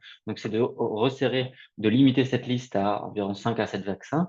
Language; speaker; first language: French; native; French